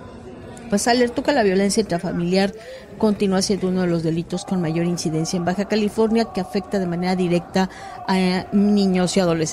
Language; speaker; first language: Spanish; native; Spanish